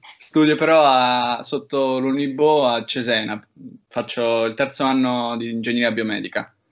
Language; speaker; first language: Italian; native; Italian